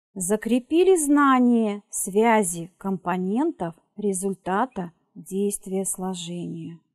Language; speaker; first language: Russian; native; Russian